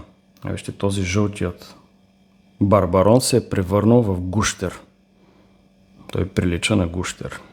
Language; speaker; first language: Bulgarian; native; Bulgarian